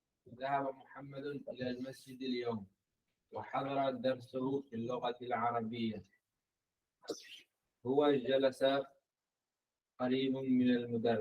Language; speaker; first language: Arabic; non-native, learner; English